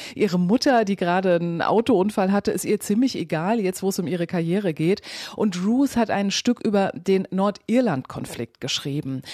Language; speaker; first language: German; native; German